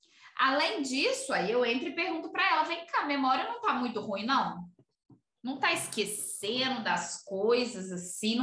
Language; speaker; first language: Portuguese; native; Portuguese